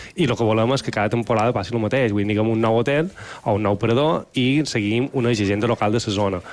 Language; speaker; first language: Catalan; native; Catalan